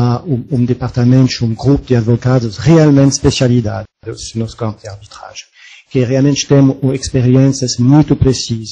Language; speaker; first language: Portuguese; non-native, fluent; French